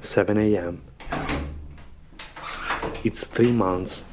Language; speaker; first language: English; non-native, fluent; Italian